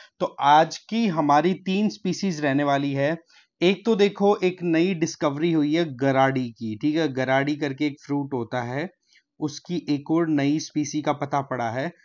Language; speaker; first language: Hindi; native; Hindi